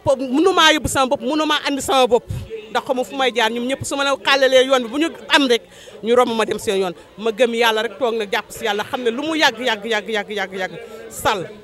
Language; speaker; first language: Wolof; non-native, local second language; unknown